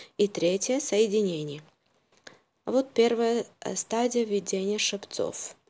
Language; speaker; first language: Russian; non-native, local second language; Uzbek